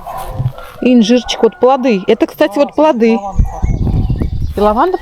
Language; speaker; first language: Russian; native; Russian